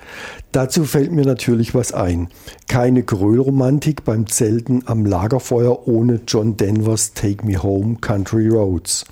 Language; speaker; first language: German; native; German